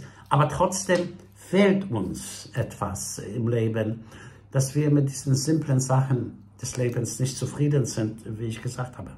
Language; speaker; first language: German; non-native, fluent; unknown